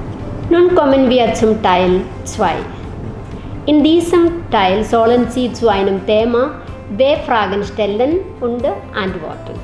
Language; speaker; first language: German; non-native, fluent; Malayalam